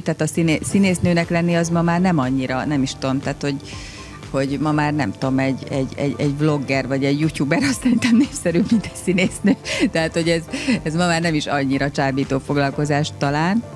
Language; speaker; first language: Hungarian; native; Hungarian